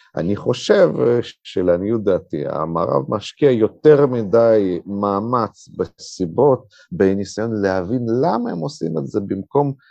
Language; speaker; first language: Hebrew; non-native, fluent; Russian